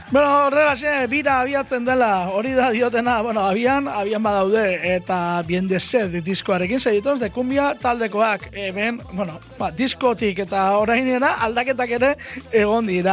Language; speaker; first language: Basque; native; Basque